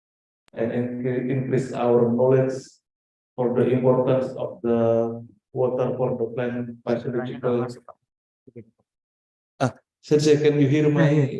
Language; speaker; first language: English; non-native, fluent; Indonesian